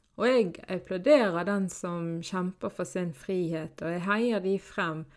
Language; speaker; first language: Norwegian; early bilingual, other home language; Arabic